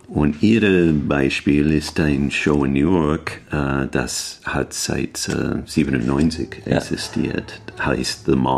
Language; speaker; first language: German; non-native, learner; English